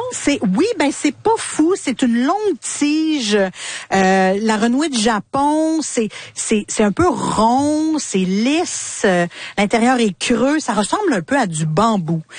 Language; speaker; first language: French; native; French